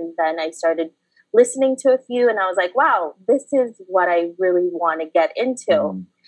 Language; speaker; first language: English; early bilingual, other home language; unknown